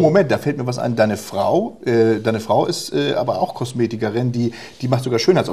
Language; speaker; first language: German; native; German